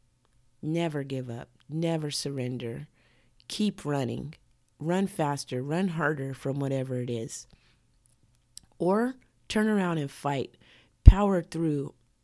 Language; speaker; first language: English; native; English